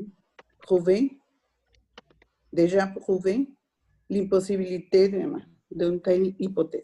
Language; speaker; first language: French; non-native, fluent; Spanish